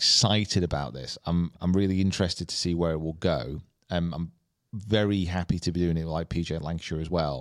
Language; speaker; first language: English; native; English